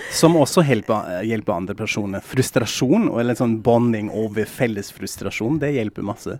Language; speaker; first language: Norwegian; non-native, fluent; German